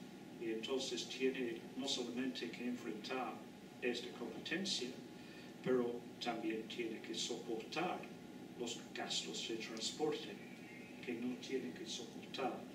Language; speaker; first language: Spanish; non-native, fluent; English